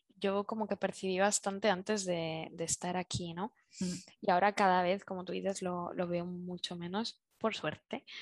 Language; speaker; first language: Spanish; native; Spanish